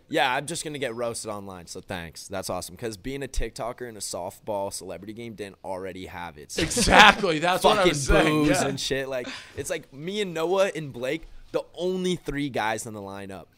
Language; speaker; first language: English; native; English